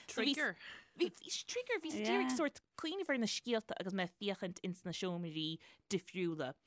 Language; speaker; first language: Irish; native; Irish